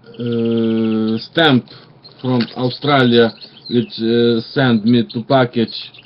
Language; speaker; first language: English; non-native, learner; Russian